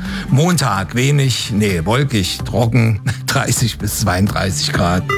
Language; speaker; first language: German; native; German